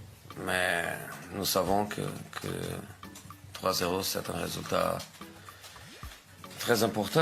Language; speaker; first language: French; non-native, fluent; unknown